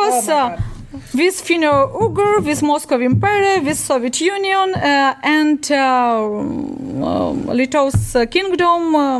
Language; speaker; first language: English; non-native, learner; Ukrainian